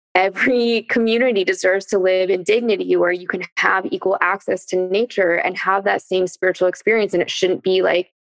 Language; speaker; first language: English; native; English